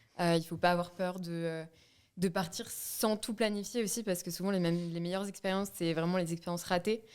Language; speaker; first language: French; native; French